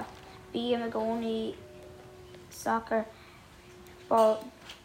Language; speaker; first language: Irish; non-native, local second language; English